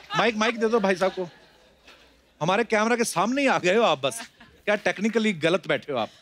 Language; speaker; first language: Hindi; non-native, local second language; Punjabi